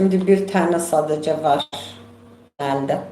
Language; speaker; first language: Turkish; non-native, local second language; Kurdish